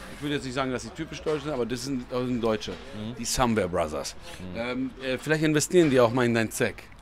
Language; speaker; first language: German; early bilingual, other home language; Persian